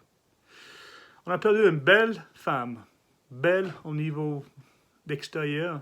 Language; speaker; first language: French; non-native, learner; English